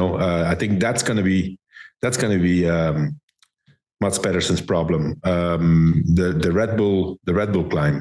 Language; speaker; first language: English; non-native, fluent; Dutch